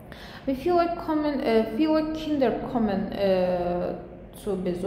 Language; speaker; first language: German; non-native, fluent; Azerbaijani